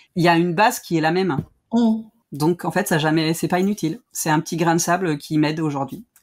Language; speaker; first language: French; native; French